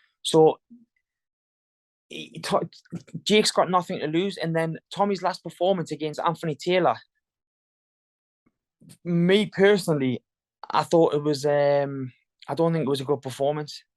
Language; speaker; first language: English; native; English